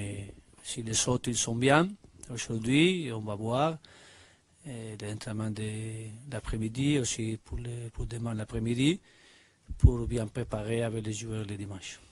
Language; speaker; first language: French; non-native, learner; Spanish